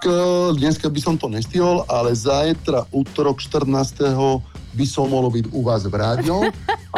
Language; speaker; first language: Slovak; non-native, fluent; Italian